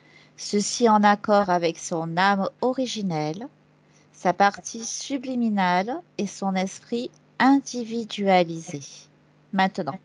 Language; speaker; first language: French; native; French